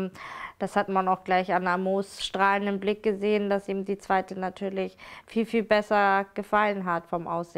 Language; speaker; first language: German; native; German